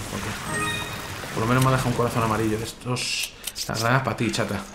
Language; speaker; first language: Spanish; native; Spanish